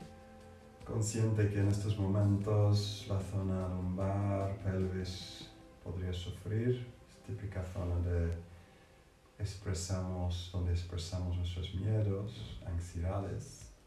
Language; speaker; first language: Spanish; non-native, fluent; English